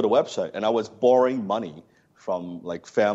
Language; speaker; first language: English; non-native, local second language; Cantonese